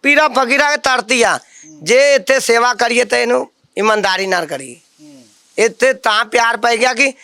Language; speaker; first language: Hindi; non-native, local second language; Punjabi